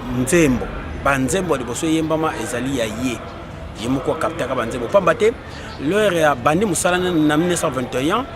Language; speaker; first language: Lingala; non-native, local second language; Kongo